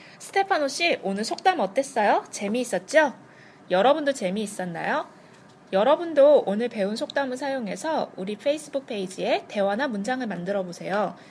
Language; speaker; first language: Korean; native; Korean